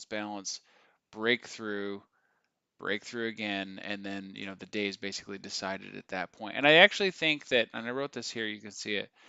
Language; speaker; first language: English; native; English